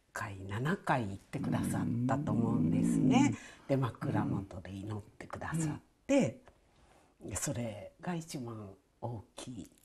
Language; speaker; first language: Japanese; native; Japanese